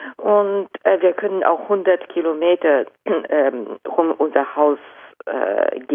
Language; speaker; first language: German; non-native, fluent; Japanese